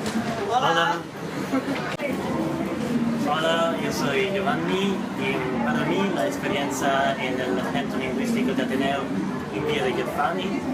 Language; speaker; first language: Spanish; non-native, learner; Italian